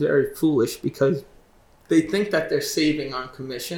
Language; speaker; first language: English; native; English